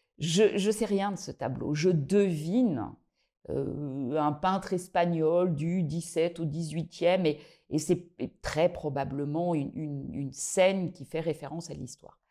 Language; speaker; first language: French; native; French